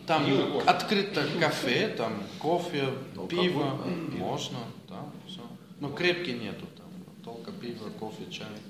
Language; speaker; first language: Russian; non-native, fluent; Dutch